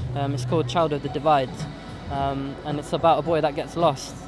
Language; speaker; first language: English; native; English